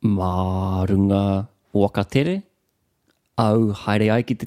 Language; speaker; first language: Māori; non-native, local second language; English